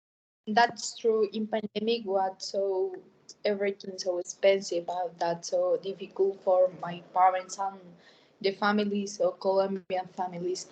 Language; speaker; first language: English; non-native, learner; Spanish